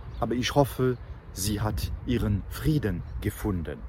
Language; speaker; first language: German; non-native, fluent; French